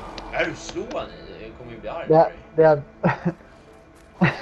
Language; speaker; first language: Swedish; native; Swedish